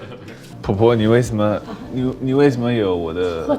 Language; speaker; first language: Chinese; early bilingual, heritage; English